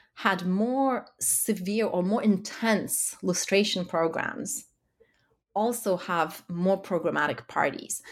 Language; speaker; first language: English; early bilingual, other home language; Polish